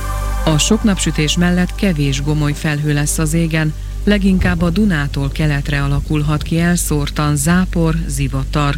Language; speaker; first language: Hungarian; native; Hungarian